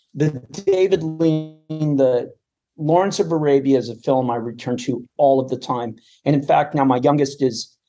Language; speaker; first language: English; native; English